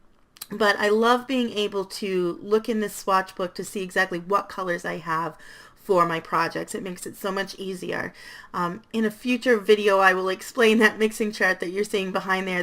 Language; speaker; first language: English; native; English